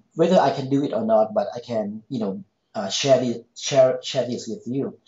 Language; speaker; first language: English; non-native, fluent; Thai